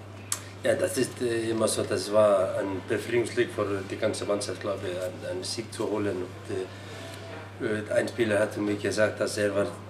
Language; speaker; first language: German; non-native, learner; Icelandic